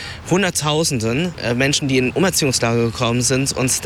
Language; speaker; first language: German; early bilingual, other home language; Vietnamese